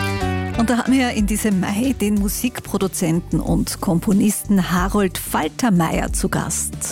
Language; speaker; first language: German; native; German